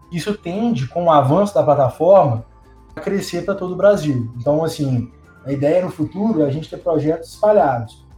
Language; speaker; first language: Portuguese; native; Portuguese